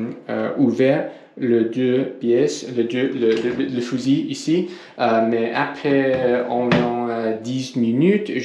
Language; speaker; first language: French; non-native, learner; English